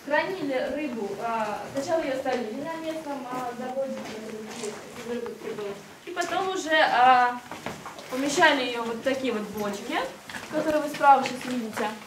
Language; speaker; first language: Russian; native; Russian